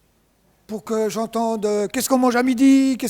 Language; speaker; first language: French; native; French